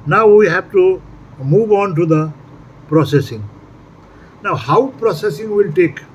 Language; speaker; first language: English; non-native, local second language; Nepali